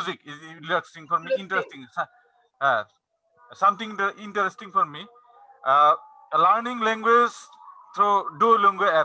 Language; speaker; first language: English; non-native, learner; Bangla